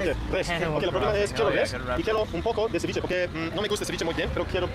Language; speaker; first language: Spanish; non-native, learner; English